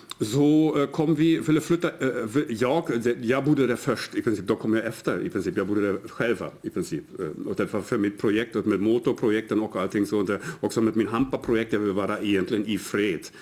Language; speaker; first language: Swedish; non-native, fluent; German